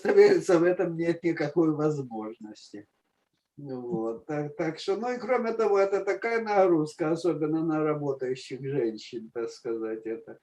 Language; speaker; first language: Russian; native; Russian